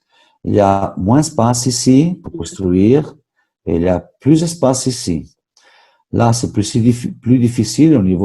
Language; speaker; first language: French; non-native, fluent; Italian